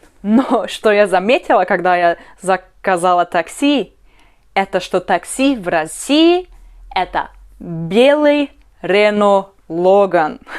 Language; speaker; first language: Russian; non-native, learner; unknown